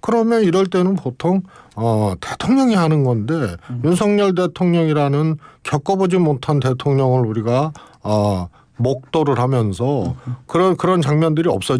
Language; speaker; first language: Korean; native; Korean